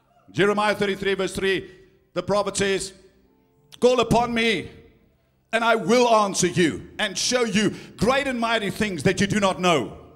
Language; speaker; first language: English; non-native, local second language; Afrikaans